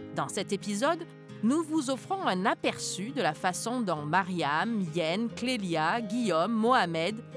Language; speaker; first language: French; native; French